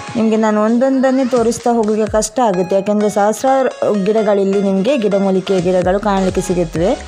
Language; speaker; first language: Kannada; non-native, local second language; Tulu